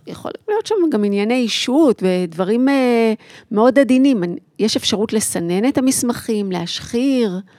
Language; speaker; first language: Hebrew; native; Hebrew